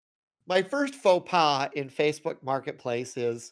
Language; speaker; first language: English; native; English